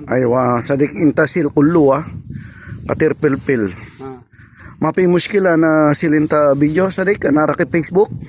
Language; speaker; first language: Filipino; native; Filipino